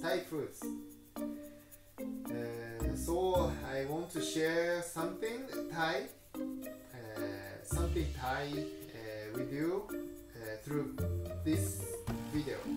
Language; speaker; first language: English; non-native, fluent; Japanese